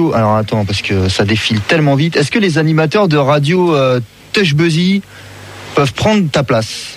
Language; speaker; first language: French; native; French